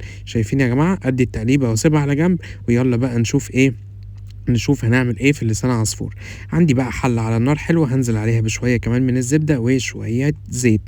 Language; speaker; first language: Arabic; native; Arabic